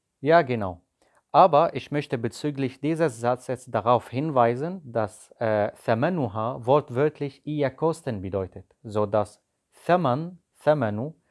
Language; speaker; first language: German; non-native, fluent; Arabic